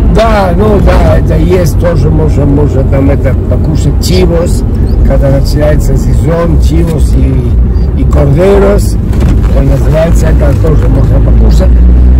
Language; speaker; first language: Russian; early bilingual, heritage; Russian